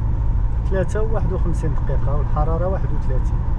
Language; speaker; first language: Arabic; native; Arabic